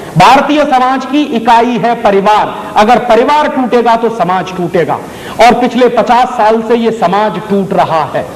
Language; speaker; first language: Hindi; native; Hindi